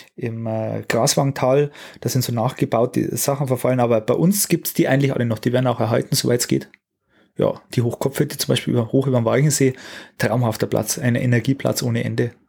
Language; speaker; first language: German; native; German